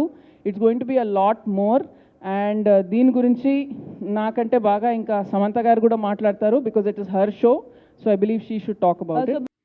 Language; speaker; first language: Telugu; native; Telugu